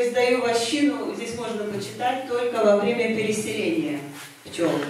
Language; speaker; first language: Russian; native; Russian